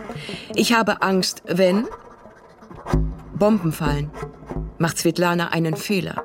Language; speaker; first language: German; non-native, fluent; Russian